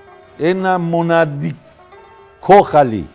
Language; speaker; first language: Greek; non-native, learner; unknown